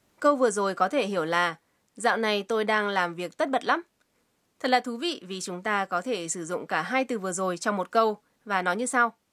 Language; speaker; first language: Vietnamese; native; Vietnamese